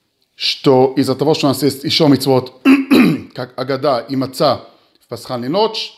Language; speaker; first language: Russian; early bilingual, heritage; Hebrew